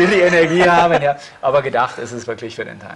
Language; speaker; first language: German; native; German